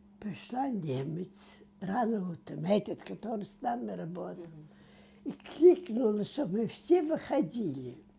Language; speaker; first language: Russian; non-native, local second language; Yiddish